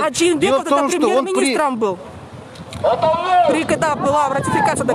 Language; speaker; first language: Russian; native; Russian